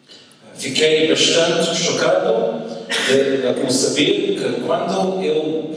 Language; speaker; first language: Portuguese; early bilingual, heritage; English